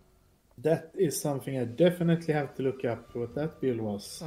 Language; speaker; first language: English; non-native, fluent; Swedish